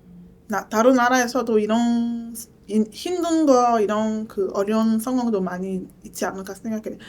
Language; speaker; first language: Korean; non-native, learner; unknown